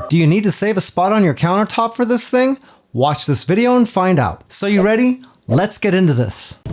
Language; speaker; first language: English; native; English